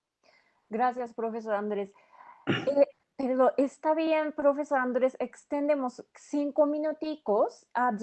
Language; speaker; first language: Spanish; non-native, fluent; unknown